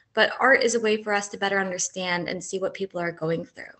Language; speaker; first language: English; native; English